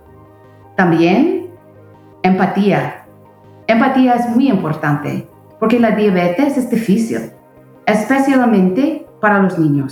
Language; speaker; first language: Spanish; non-native, fluent; English